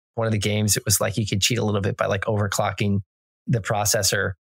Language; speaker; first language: English; native; English